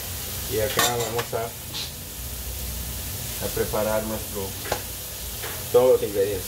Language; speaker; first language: Spanish; native; Spanish